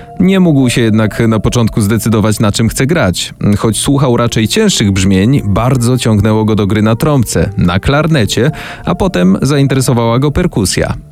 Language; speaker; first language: Polish; native; Polish